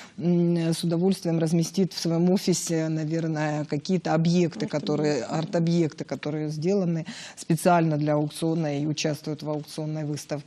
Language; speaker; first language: Russian; native; Russian